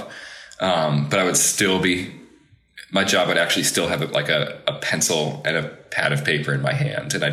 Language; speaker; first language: English; native; English